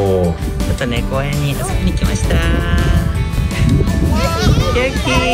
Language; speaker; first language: Japanese; native; Japanese